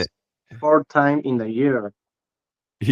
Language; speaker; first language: English; non-native, learner; Spanish